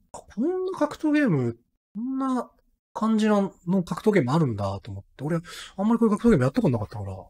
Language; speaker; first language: Japanese; native; Japanese